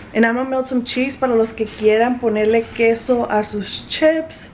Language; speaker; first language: Spanish; early bilingual, heritage; Spanish